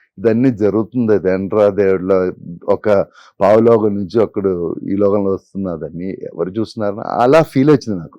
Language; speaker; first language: Telugu; non-native, fluent; Malayalam